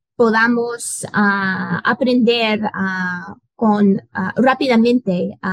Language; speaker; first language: Spanish; non-native, learner; English